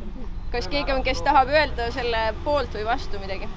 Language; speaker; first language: Estonian; native; Estonian